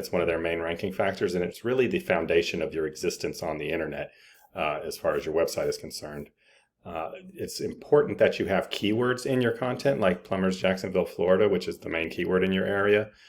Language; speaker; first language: English; native; English